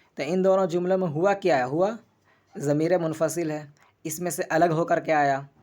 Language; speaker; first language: Urdu; native; Urdu